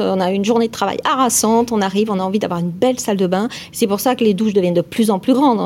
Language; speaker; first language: French; native; French